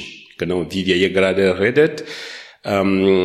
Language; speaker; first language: German; non-native, learner; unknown